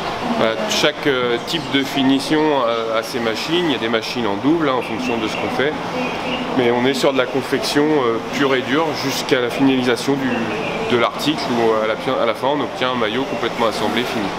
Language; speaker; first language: French; native; French